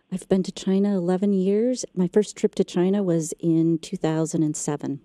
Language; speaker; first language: English; native; English